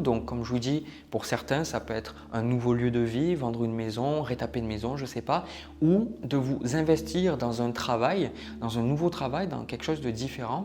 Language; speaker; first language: French; native; French